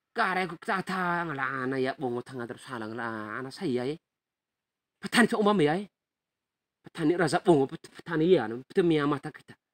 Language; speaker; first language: Indonesian; non-native, local second language; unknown